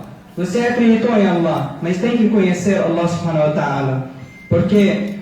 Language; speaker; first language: Portuguese; non-native, fluent; Arabic